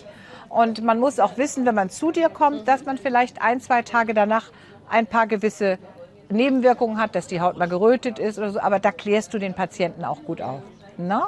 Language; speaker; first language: German; native; German